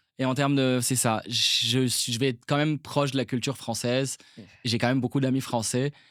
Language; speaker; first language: French; non-native, local second language; Arabic